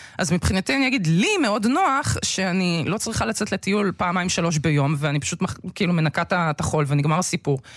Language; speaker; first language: Hebrew; early bilingual, other home language; Russian